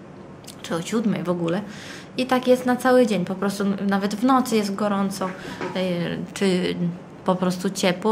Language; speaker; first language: Polish; early bilingual, heritage; Italian